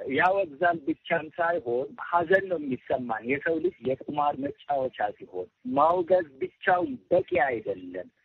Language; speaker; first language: Amharic; non-native, local second language; Oromo